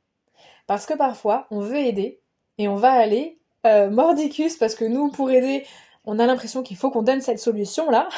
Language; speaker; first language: French; native; French